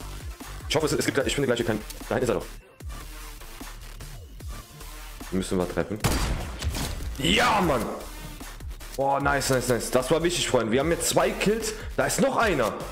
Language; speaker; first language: German; native; German